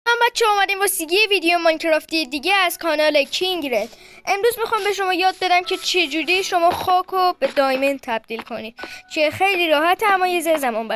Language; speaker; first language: Persian; native; Persian